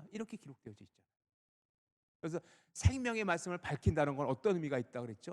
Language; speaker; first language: Korean; native; Korean